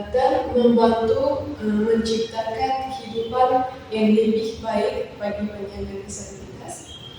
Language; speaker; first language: Indonesian; non-native, learner; Uzbek